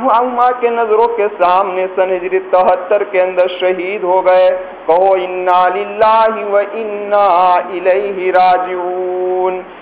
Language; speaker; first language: Urdu; native; Urdu